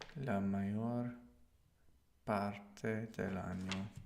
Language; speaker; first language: Spanish; non-native, learner; English